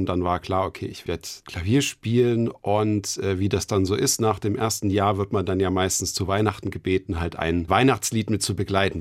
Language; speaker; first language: German; native; German